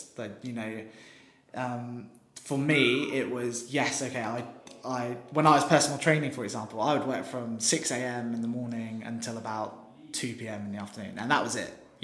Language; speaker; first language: English; native; English